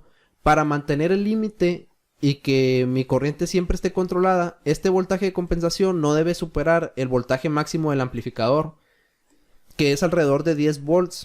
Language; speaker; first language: Spanish; native; Spanish